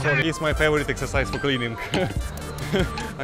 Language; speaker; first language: English; non-native, learner; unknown